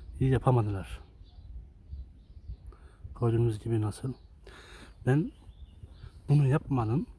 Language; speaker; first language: Turkish; early bilingual, heritage; Turkish